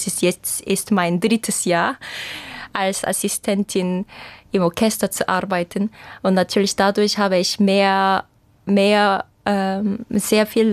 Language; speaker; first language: German; non-native, fluent; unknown